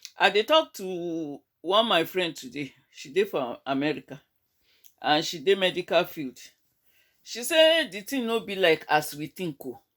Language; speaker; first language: Nigerian Pidgin; native; Nigerian Pidgin